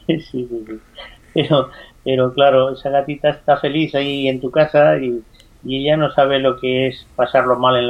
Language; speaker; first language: Spanish; native; Spanish